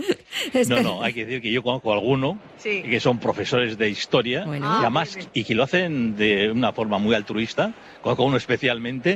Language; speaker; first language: Spanish; native; Spanish